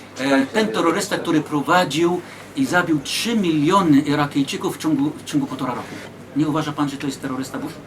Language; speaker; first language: Polish; non-native, fluent; Arabic